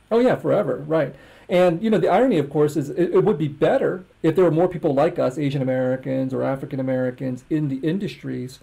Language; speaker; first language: English; native; English